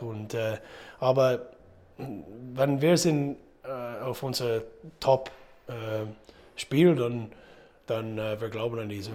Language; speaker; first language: German; non-native, learner; English